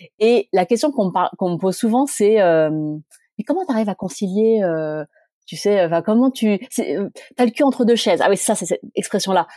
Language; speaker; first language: French; early bilingual, other home language; Chinese